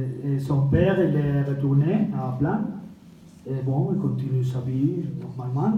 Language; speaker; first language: French; non-native, fluent; Spanish